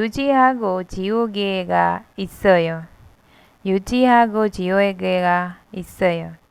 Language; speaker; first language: Korean; non-native, learner; Hindi